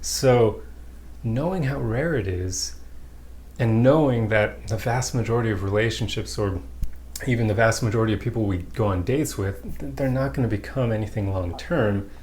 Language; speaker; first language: English; native; English